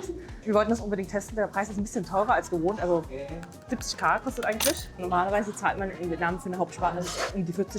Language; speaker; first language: German; native; German